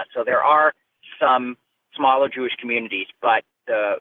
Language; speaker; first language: English; native; English